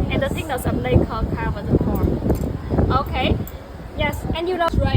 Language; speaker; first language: English; non-native, learner; Vietnamese